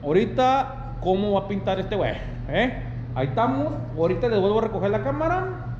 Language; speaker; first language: Spanish; early bilingual, heritage; Spanish